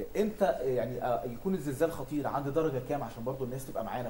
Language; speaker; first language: Arabic; native; Arabic